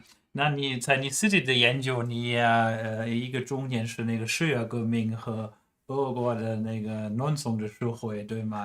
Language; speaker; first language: Chinese; non-native, fluent; German